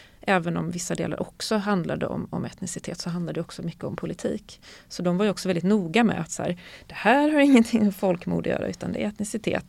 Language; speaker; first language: Swedish; native; Swedish